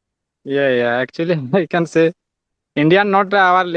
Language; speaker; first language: English; non-native, learner; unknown